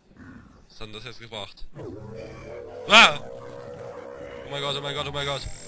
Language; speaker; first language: German; native; German